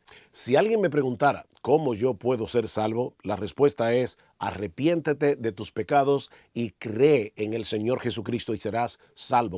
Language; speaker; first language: Spanish; native; Spanish